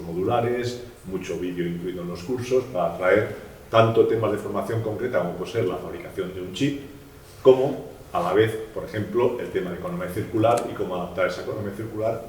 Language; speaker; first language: Spanish; native; Spanish